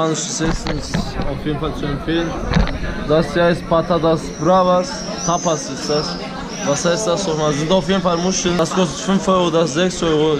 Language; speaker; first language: German; early bilingual, other home language; Turkish